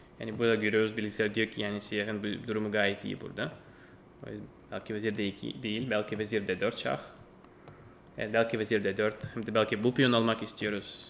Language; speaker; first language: Turkish; non-native, fluent; Russian